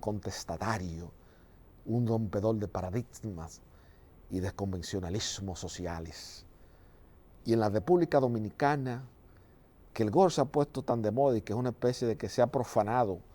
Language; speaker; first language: Spanish; native; Spanish